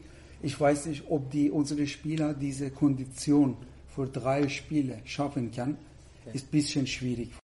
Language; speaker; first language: German; non-native, fluent; Persian